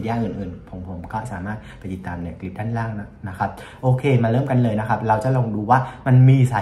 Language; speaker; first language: Thai; non-native, fluent; Vietnamese